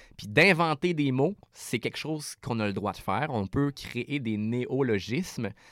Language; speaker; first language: French; native; French